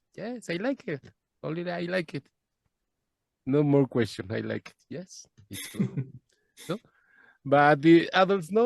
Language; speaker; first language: English; non-native, learner; Spanish